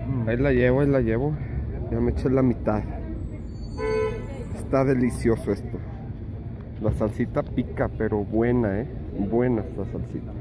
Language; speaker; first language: Spanish; native; Spanish